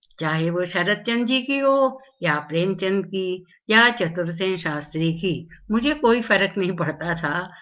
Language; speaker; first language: Hindi; non-native, local second language; Tamil